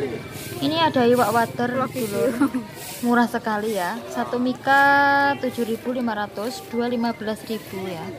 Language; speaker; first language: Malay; non-native, local second language; Javanese